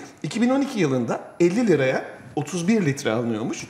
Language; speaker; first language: Turkish; native; Turkish